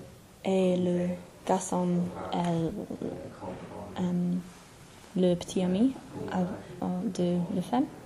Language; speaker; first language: French; non-native, learner; English